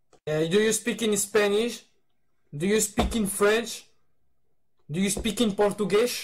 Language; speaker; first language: English; non-native, learner; French